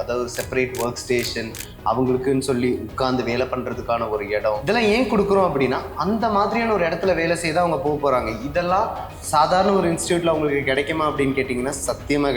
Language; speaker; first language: Tamil; native; Tamil